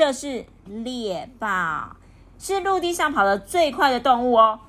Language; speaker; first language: Chinese; native; Chinese